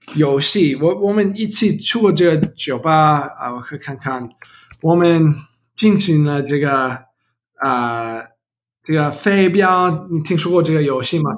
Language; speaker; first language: Chinese; non-native, learner; English